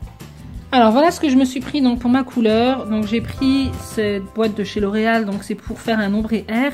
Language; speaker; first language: French; native; French